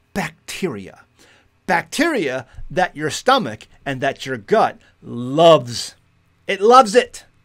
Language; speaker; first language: English; native; English